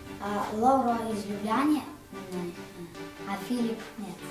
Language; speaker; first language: Russian; early bilingual, heritage; Russian